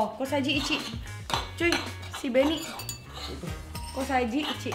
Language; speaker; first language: Indonesian; native; Indonesian